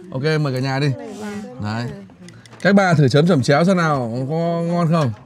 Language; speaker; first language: Vietnamese; native; Vietnamese